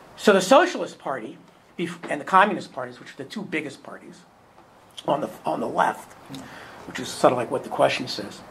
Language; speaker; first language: English; native; English